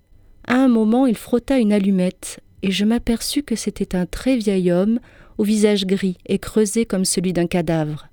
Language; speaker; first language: French; native; French